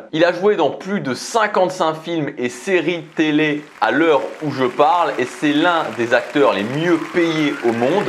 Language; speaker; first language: French; native; French